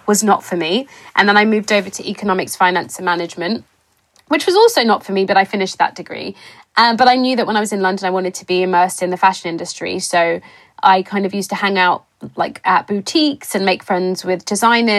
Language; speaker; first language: English; native; English